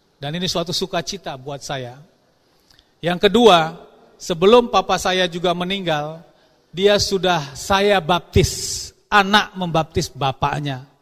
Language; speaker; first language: Indonesian; non-native, local second language; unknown